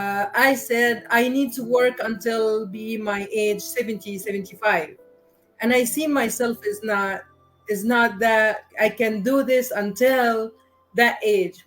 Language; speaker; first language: English; non-native, learner; Arabic